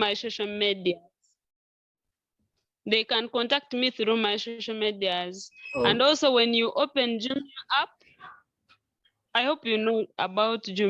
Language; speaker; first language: English; non-native, local second language; Nyankole